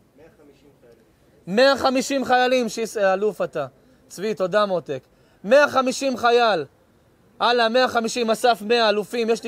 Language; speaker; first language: Hebrew; native; Hebrew